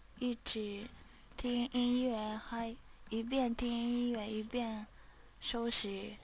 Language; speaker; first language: Chinese; non-native, learner; Japanese